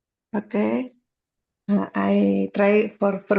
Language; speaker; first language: English; non-native, learner; Indonesian